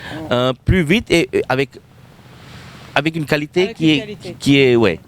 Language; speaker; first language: French; non-native, fluent; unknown